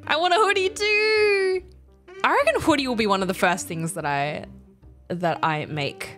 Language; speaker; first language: English; native; English